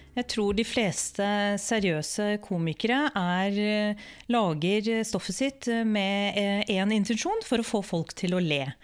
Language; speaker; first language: Norwegian; early bilingual, other home language; Urdu